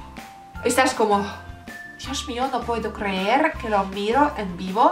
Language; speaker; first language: Spanish; non-native, learner; Russian